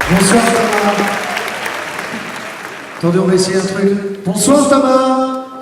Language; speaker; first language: French; native; French